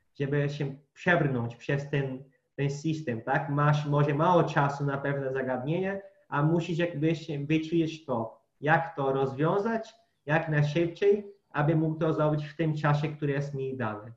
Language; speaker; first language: Polish; non-native, fluent; Portuguese